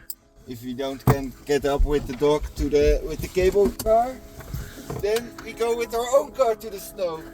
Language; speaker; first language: English; non-native, learner; Dutch